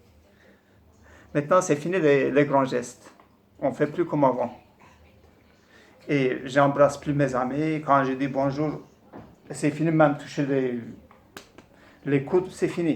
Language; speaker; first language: French; non-native, fluent; Turkish